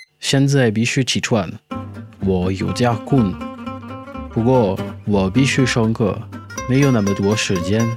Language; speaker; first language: Chinese; non-native, learner; French